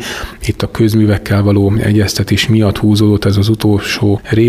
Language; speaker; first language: Hungarian; native; Hungarian